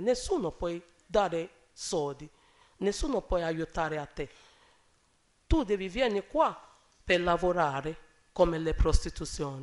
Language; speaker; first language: Italian; non-native, learner; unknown